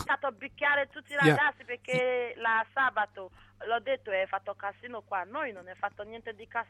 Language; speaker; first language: Italian; non-native, learner; English